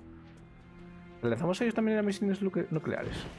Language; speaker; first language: Spanish; native; Spanish